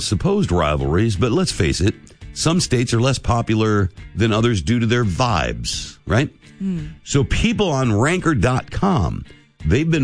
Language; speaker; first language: English; native; English